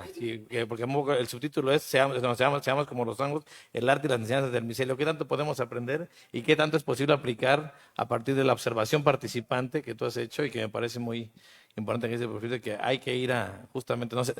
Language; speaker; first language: Spanish; native; Spanish